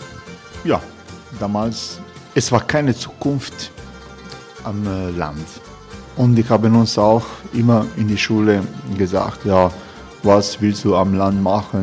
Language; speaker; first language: German; non-native, learner; Croatian